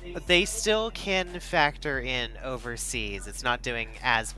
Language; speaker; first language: English; native; English